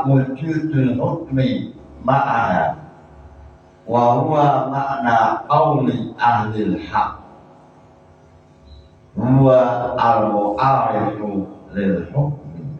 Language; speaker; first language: Arabic; non-native, fluent; Indonesian